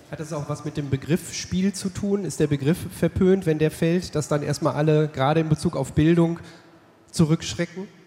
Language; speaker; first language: German; native; German